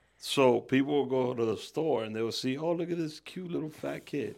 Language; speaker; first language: English; early bilingual, other home language; Spanish